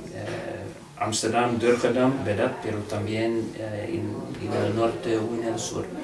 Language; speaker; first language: Spanish; non-native, fluent; Dutch